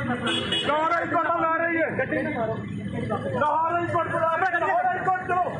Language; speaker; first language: Hindi; non-native, local second language; Punjabi